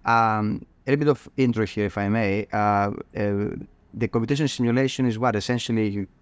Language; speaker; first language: English; non-native, fluent; Greek